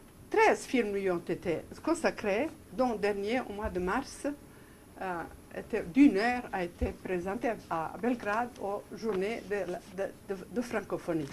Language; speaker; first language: French; non-native, fluent; Serbian